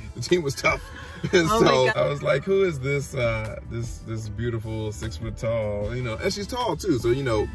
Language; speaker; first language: English; native; English